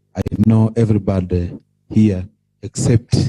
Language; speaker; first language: English; non-native, local second language; Swahili